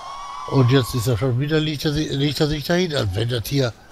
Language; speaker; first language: German; native; German